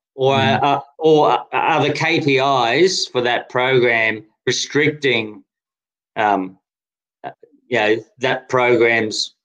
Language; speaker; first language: English; native; English